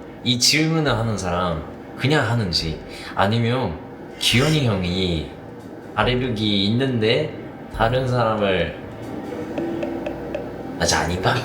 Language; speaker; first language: Korean; non-native, fluent; Japanese